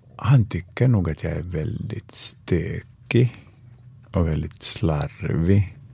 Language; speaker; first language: Swedish; native; Swedish